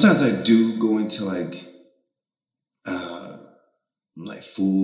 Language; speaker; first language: English; early bilingual, other home language; Spanish